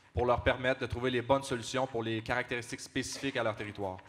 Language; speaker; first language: French; native; French